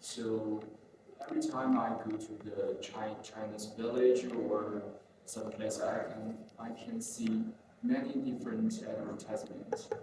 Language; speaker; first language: English; non-native, learner; Chinese